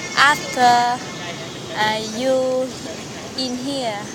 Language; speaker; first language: English; non-native, learner; Vietnamese